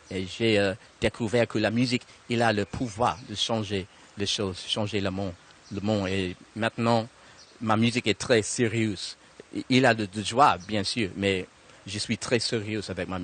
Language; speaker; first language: French; non-native, learner; English